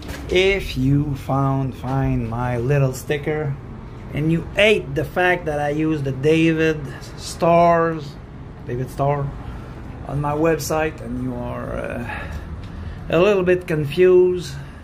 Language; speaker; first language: English; non-native, fluent; French